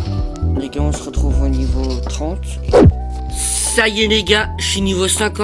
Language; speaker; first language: French; native; French